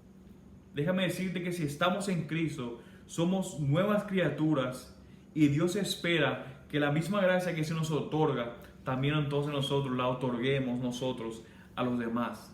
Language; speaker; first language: Spanish; native; Spanish